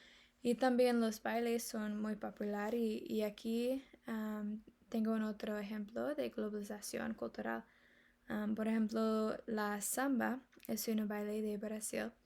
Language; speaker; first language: Spanish; non-native, learner; English